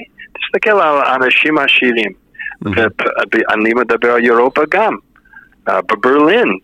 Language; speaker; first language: Hebrew; non-native, fluent; English